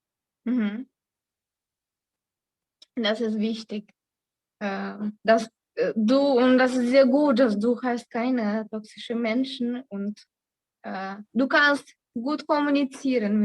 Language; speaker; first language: German; non-native, learner; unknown